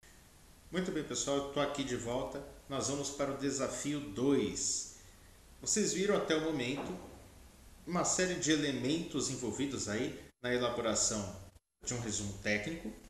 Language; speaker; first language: Portuguese; native; Portuguese